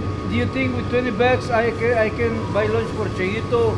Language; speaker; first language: English; non-native, learner; Spanish